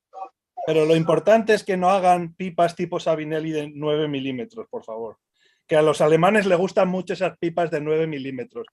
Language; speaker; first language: Spanish; native; Spanish